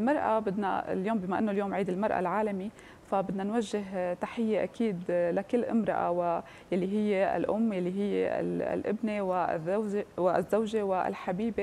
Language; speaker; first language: Arabic; native; Arabic